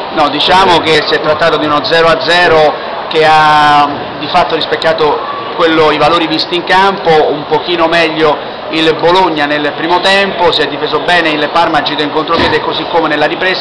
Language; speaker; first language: Italian; native; Italian